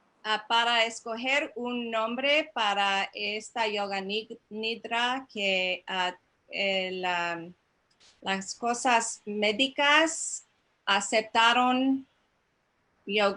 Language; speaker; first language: Spanish; non-native, fluent; English